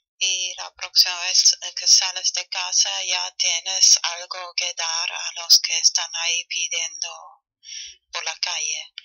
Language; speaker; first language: Spanish; non-native, learner; German